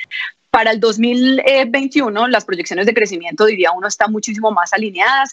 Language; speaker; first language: Spanish; native; Spanish